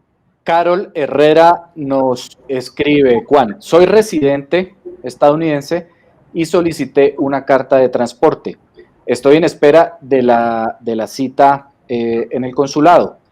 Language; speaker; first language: Spanish; native; Spanish